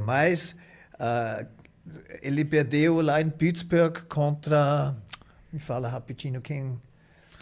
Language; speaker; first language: Portuguese; non-native, fluent; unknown